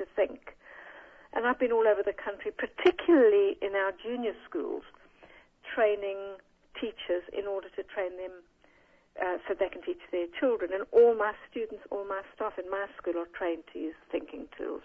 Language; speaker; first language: English; native; English